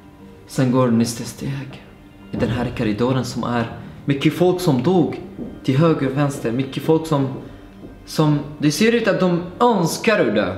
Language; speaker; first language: Swedish; non-native, fluent; Arabic